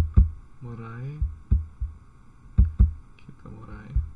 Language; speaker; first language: Japanese; non-native, learner; English